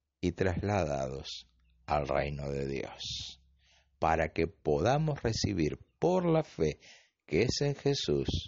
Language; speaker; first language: Spanish; native; Spanish